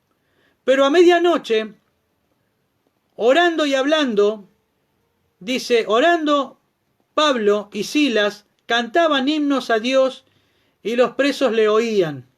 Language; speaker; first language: Spanish; native; Spanish